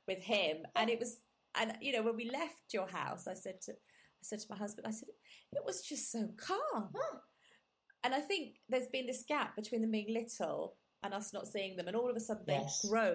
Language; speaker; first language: English; non-native, local second language; Gujarati